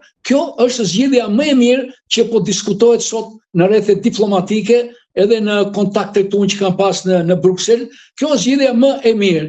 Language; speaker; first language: Albanian; native; Albanian